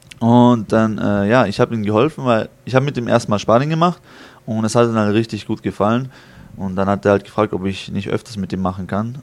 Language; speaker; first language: German; early bilingual, other home language; Chechen